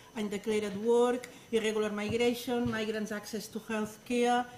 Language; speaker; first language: English; non-native, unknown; Spanish